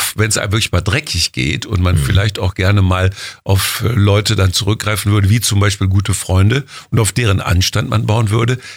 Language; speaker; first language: German; native; German